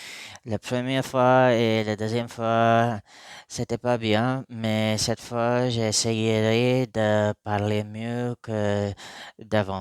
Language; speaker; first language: French; non-native, learner; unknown